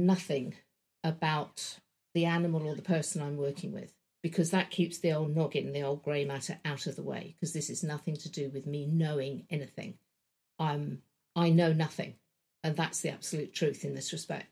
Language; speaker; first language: English; native; English